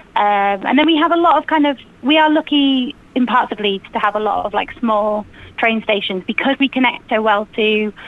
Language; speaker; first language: English; native; English